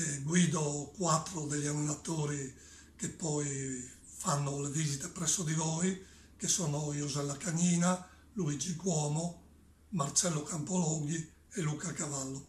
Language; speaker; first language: Italian; native; Italian